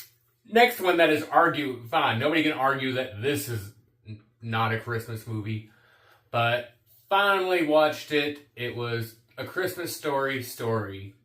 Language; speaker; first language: English; native; English